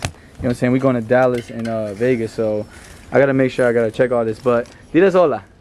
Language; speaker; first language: English; early bilingual, other home language; Spanish